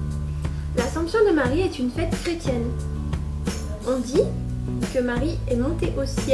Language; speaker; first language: French; native; French